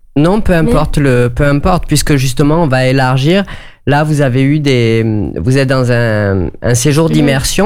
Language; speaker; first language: French; native; French